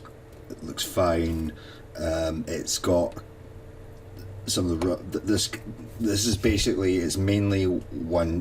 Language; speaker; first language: English; native; English